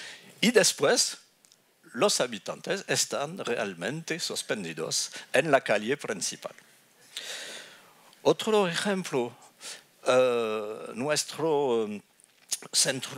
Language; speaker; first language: Spanish; non-native, fluent; French